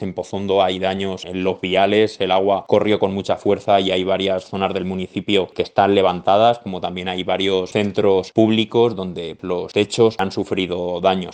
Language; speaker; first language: Spanish; native; Spanish